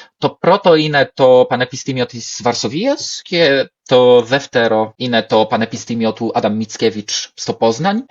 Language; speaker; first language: Greek; non-native, fluent; Polish